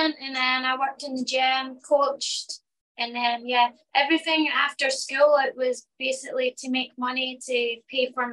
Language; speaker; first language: English; native; English